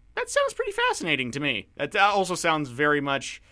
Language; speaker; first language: English; native; English